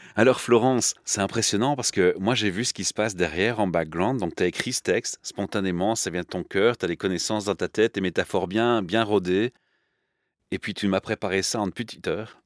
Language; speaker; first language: French; native; French